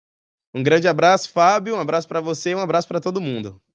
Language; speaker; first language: Portuguese; native; Portuguese